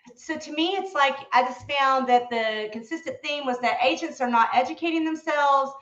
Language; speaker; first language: English; native; English